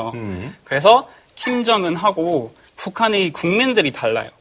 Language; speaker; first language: Korean; non-native, fluent; English